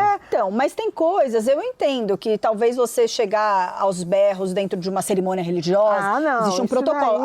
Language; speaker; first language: Portuguese; native; Portuguese